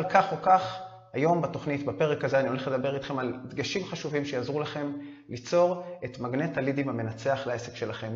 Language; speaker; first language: Hebrew; native; Hebrew